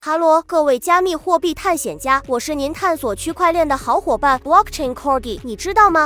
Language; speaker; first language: Chinese; native; Chinese